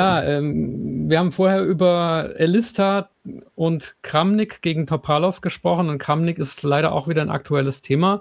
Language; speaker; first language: German; native; German